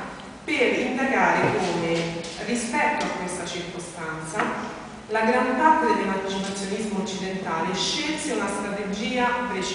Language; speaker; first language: Italian; native; Italian